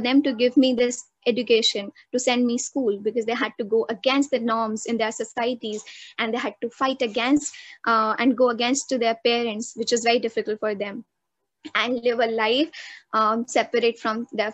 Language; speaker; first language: English; non-native, local second language; Hindi